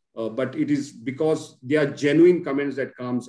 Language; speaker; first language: English; non-native, local second language; Konkani